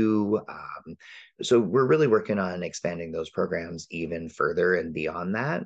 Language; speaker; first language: English; native; English